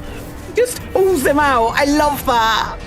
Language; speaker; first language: English; native; English